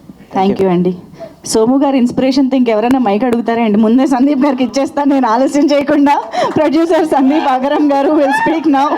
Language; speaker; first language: Telugu; native; Telugu